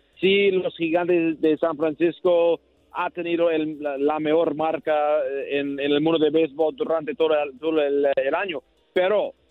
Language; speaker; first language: Spanish; non-native, learner; English